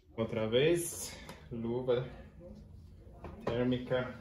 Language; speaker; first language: Portuguese; non-native, fluent; German